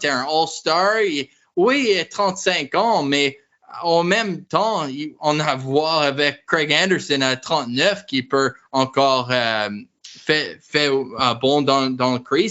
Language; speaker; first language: French; non-native, learner; English